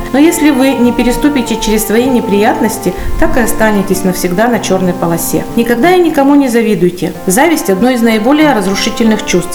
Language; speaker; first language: Russian; native; Russian